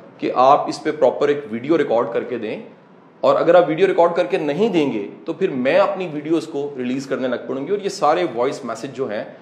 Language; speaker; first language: Urdu; non-native, local second language; Punjabi